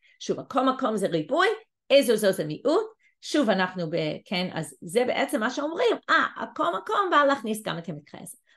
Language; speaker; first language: Hebrew; non-native, fluent; English